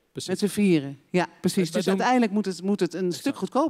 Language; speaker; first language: Dutch; native; Dutch